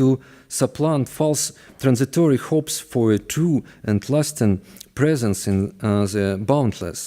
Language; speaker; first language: English; non-native, fluent; Russian